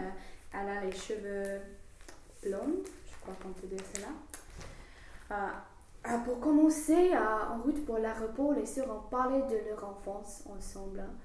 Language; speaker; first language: French; non-native, learner; English